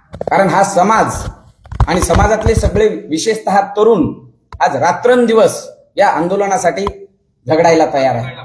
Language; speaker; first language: Marathi; non-native, local second language; Lambadi